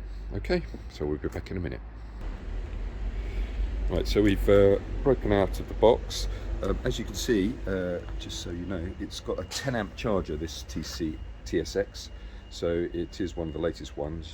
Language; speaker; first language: English; native; English